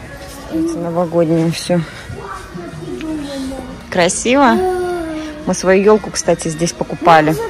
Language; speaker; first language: Russian; native; Russian